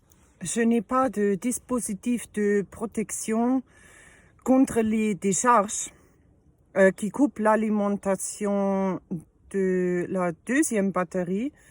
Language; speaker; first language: French; non-native, fluent; German